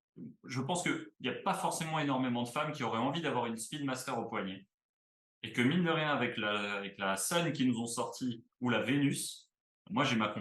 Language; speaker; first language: French; native; French